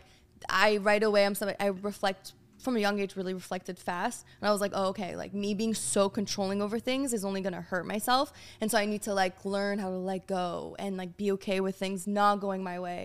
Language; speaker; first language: English; non-native, fluent; French